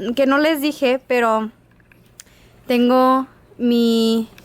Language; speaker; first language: Spanish; early bilingual, heritage; Spanish